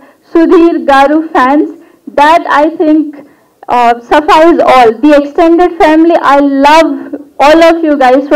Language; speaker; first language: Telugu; non-native, local second language; Hindi